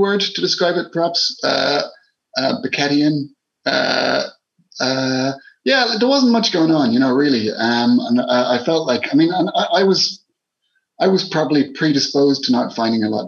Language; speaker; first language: English; native; English